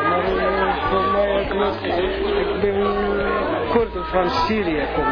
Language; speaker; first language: Dutch; non-native, learner; Kurdish